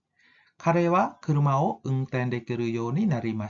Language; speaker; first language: Japanese; non-native, fluent; Khmer